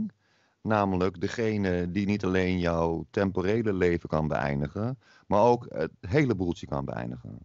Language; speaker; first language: Dutch; native; Dutch